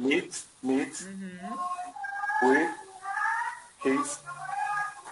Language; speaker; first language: English; non-native, learner; Spanish